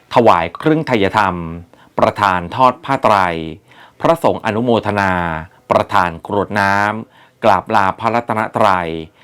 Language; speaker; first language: Thai; native; Thai